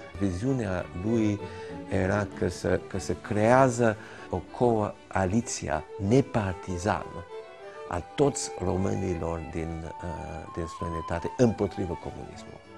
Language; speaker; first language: Romanian; early bilingual, heritage; Romanian